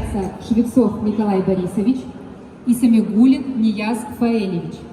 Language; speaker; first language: Russian; native; Russian